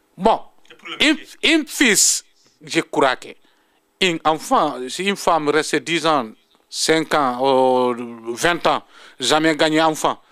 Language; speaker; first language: French; non-native, local second language; Fula